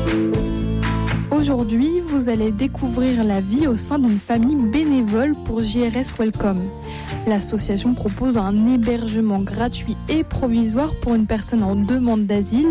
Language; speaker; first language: French; native; French